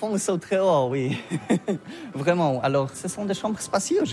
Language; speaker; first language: French; non-native, learner; Polish